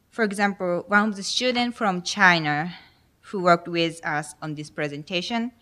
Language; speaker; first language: English; non-native, fluent; Japanese